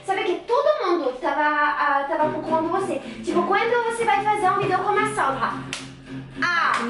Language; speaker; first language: Portuguese; non-native, fluent; French